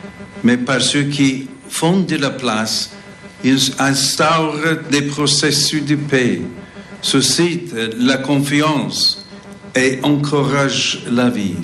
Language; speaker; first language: French; non-native, fluent; English